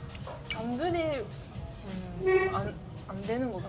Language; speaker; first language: Korean; non-native, learner; Japanese